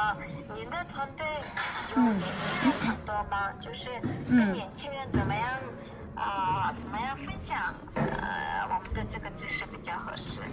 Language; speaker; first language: Chinese; non-native, fluent; Mongolian